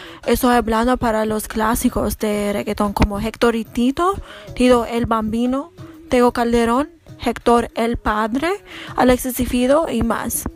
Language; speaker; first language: Spanish; non-native, learner; English